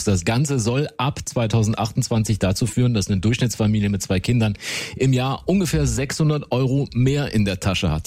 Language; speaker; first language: German; native; German